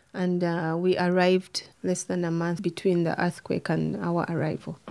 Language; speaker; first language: English; non-native, local second language; Ganda